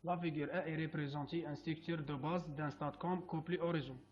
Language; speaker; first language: French; non-native, local second language; Arabic